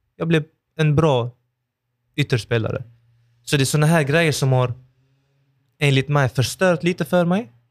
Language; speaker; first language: Swedish; early bilingual, other home language; Persian